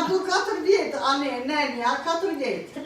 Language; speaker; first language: Albanian; early bilingual, heritage; Albanian